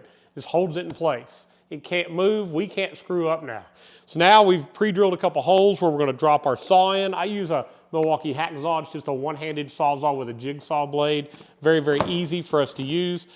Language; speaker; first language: English; native; English